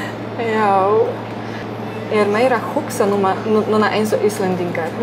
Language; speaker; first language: Icelandic; non-native, learner; Polish